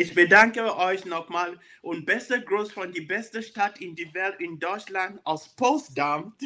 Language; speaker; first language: German; non-native, learner; English